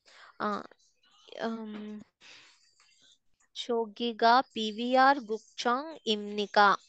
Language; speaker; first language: Korean; non-native, learner; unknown